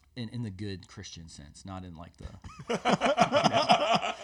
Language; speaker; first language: English; native; English